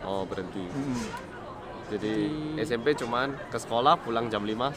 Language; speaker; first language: Indonesian; early bilingual, other home language; Korean